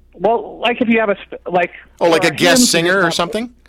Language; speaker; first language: English; native; English